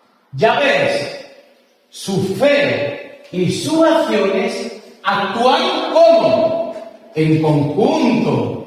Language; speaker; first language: Spanish; native; Spanish